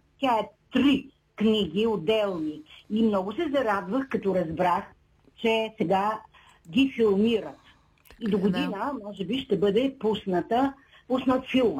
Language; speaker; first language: Bulgarian; native; Bulgarian